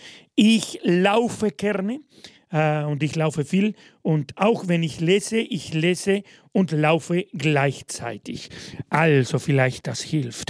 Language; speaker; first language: German; non-native, fluent; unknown